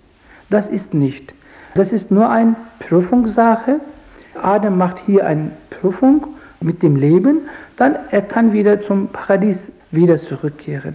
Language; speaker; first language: German; non-native, learner; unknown